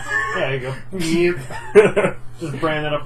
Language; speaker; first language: English; native; English